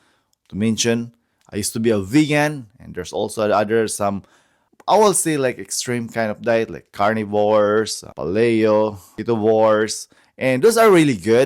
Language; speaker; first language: English; non-native, fluent; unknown